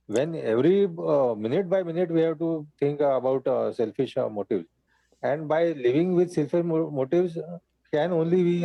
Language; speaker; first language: English; non-native, local second language; Marathi